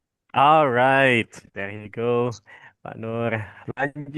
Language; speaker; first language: English; non-native, fluent; Indonesian